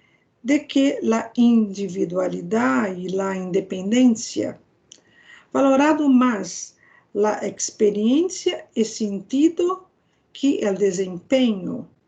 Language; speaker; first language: Spanish; non-native, fluent; Portuguese